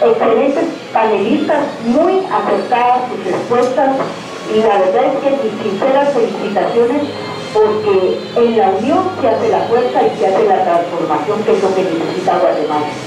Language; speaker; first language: Spanish; native; Spanish